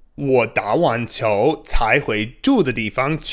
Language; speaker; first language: Chinese; non-native, fluent; English